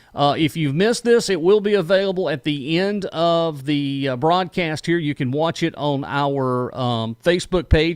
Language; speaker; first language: English; native; English